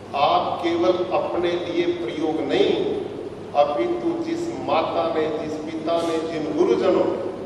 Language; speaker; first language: Hindi; native; Hindi